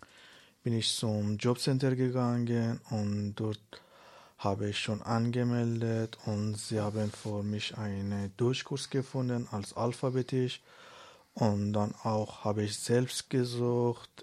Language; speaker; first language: German; non-native, learner; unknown